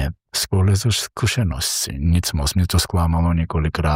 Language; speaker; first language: Czech; non-native, learner; Georgian